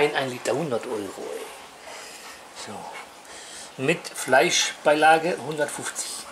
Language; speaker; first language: German; native; German